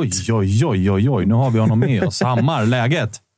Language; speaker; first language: Swedish; native; Swedish